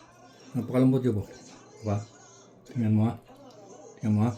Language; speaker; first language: Filipino; native; Filipino